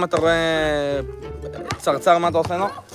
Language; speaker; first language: Hebrew; native; Hebrew